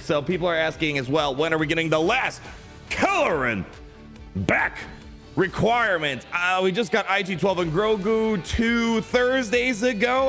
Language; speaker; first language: English; native; English